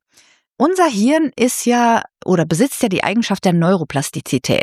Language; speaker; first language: German; native; German